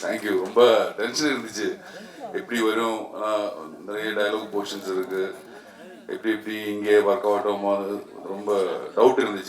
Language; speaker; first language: Tamil; non-native, learner; Malayalam